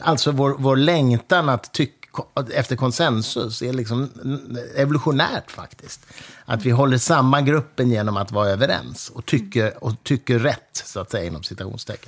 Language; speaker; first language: Swedish; native; Swedish